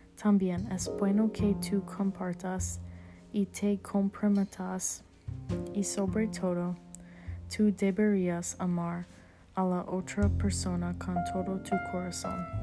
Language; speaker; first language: Spanish; non-native, learner; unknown